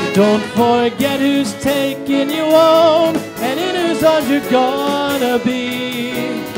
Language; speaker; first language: English; native; English